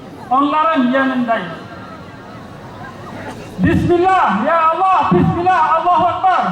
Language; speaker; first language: Turkish; non-native, learner; Indonesian